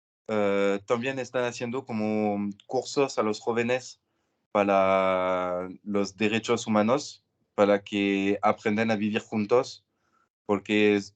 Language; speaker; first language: Spanish; non-native, learner; French